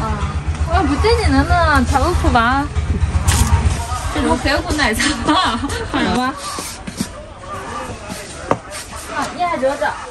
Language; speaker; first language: Chinese; native; Chinese